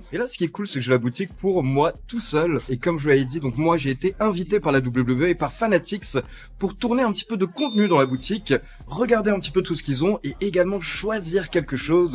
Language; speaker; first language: French; native; French